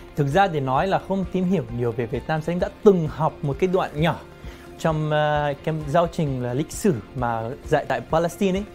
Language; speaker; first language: Vietnamese; non-native, fluent; Arabic